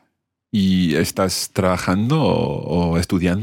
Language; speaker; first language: Spanish; non-native, fluent; English